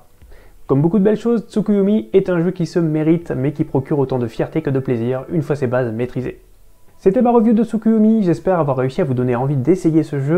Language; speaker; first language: French; native; French